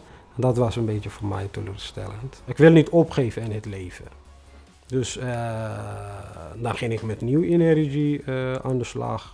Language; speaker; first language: Dutch; non-native, fluent; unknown